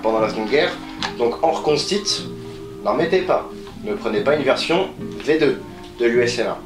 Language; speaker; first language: French; native; French